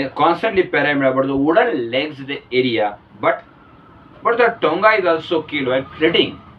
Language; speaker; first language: English; non-native, local second language; Marathi